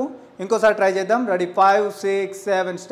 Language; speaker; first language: Telugu; native; Telugu